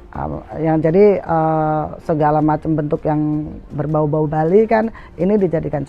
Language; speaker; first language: Indonesian; native; Indonesian